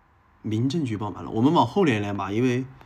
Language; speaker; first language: Chinese; native; Chinese